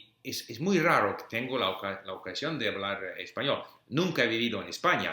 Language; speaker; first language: Spanish; non-native, fluent; English